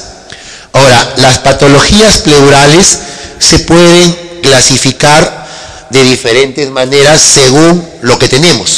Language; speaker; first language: Spanish; native; Spanish